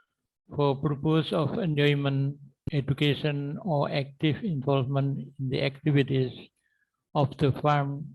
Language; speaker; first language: English; non-native, learner; Indonesian